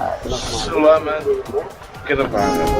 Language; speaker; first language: Indonesian; non-native, fluent; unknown